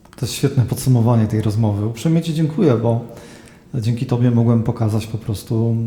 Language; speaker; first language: Polish; native; Polish